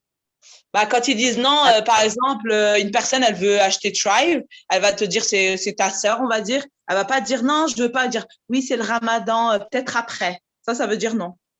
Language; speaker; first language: French; native; French